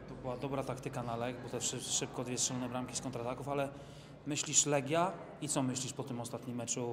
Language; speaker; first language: Polish; native; Polish